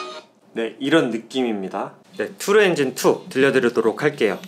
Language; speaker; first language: Korean; native; Korean